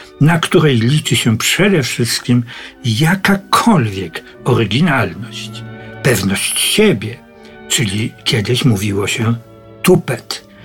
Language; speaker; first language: Polish; native; Polish